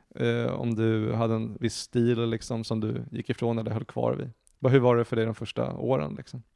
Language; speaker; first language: Swedish; native; Swedish